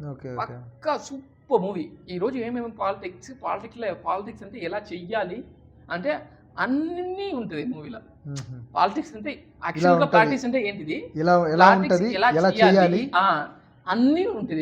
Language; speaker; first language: Telugu; non-native, local second language; Tamil